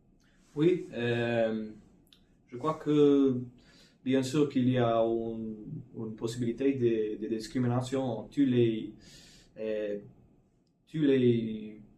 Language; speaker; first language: French; non-native, learner; English